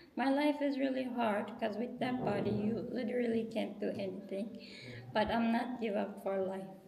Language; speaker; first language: English; non-native, learner; Turkish